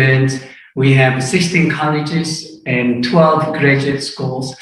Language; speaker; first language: English; non-native, fluent; Korean